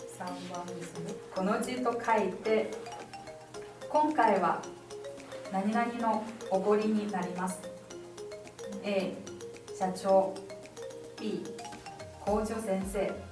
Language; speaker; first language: Japanese; non-native, fluent; Chinese